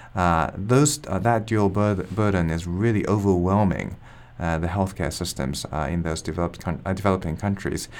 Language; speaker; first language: English; non-native, fluent; Japanese